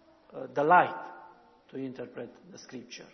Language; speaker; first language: English; non-native, learner; Romanian